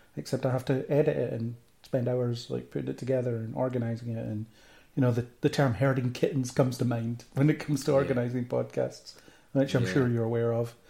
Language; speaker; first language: English; native; English